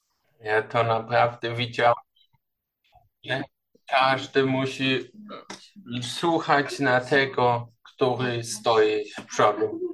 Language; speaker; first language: Polish; non-native, learner; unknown